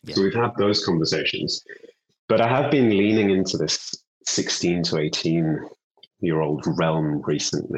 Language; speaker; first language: English; native; English